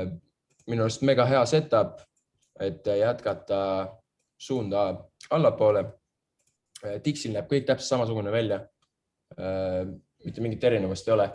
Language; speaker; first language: Estonian; native; Estonian